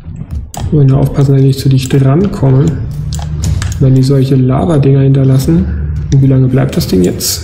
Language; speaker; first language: German; native; German